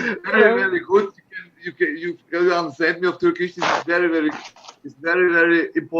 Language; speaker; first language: English; non-native, learner; Turkish